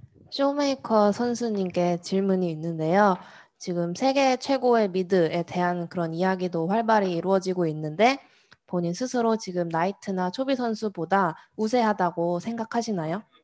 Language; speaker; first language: Korean; native; Korean